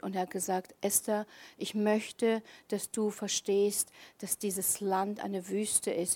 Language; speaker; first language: German; native; German